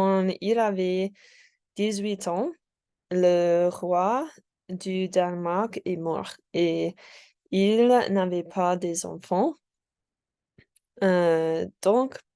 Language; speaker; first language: French; non-native, learner; English